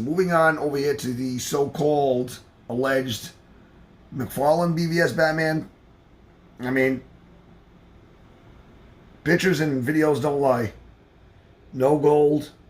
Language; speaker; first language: English; native; English